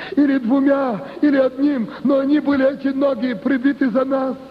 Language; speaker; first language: Russian; non-native, local second language; Ukrainian